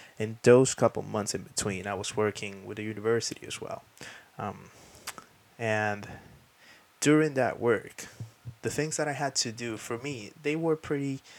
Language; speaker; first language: English; non-native, fluent; Spanish